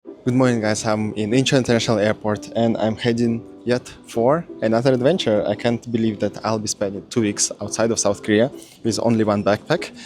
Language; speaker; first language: English; non-native, fluent; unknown